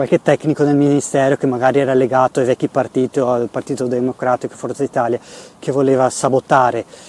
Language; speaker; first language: Italian; native; Italian